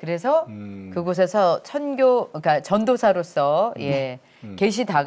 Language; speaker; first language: Korean; native; Korean